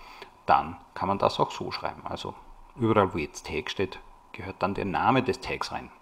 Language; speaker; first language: German; native; German